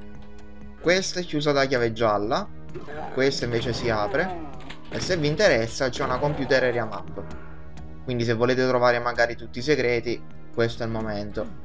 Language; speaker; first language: Italian; native; Italian